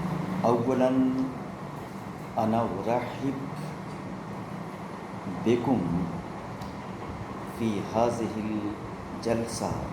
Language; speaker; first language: Arabic; non-native, fluent; Urdu